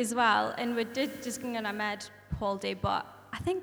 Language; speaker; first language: English; native; English